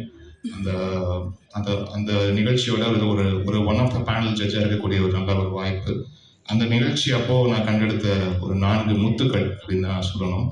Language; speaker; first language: Tamil; native; Tamil